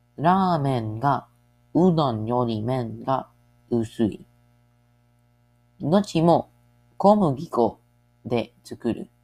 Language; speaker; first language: Japanese; non-native, learner; English